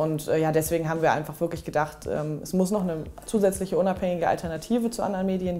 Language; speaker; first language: German; native; German